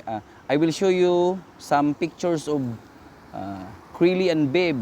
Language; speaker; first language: English; non-native, local second language; Cebuano